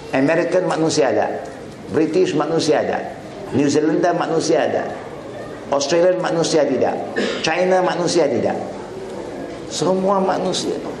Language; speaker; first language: Malay; non-native, local second language; Chinese